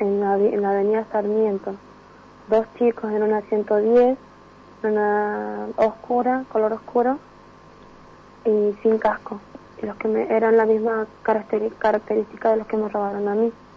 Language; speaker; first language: Spanish; native; Spanish